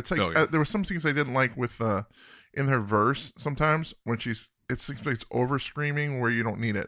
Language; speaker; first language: English; native; English